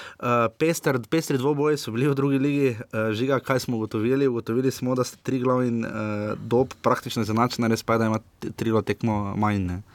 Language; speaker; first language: Slovenian; native; Slovenian